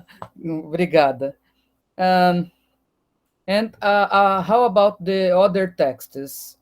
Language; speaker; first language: English; non-native, learner; Portuguese